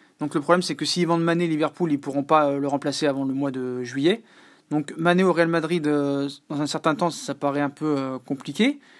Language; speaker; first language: French; native; French